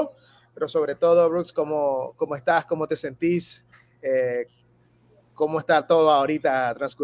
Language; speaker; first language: Spanish; native; Spanish